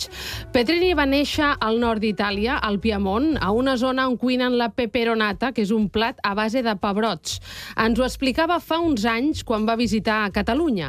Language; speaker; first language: Catalan; native; Catalan